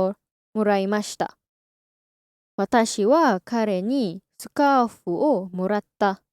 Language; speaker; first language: Japanese; non-native, learner; English